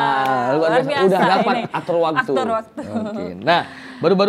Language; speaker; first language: Indonesian; native; Indonesian